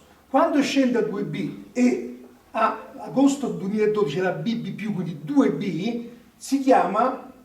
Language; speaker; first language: Italian; native; Italian